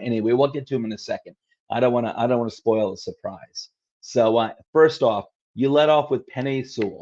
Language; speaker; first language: English; native; English